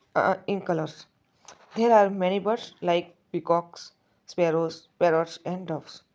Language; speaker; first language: English; non-native, local second language; Gujarati